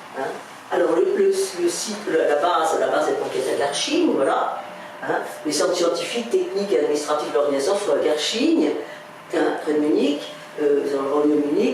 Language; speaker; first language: French; native; French